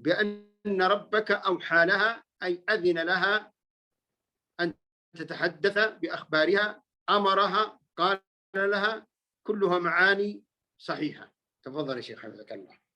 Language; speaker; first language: Arabic; native; Arabic